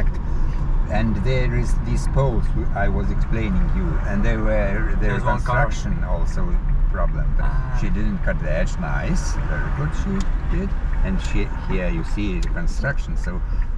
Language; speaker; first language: English; non-native, learner; Lithuanian